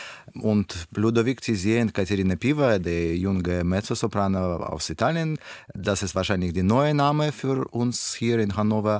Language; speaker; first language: German; non-native, learner; Russian